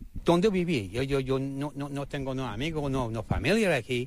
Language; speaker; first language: Spanish; non-native, learner; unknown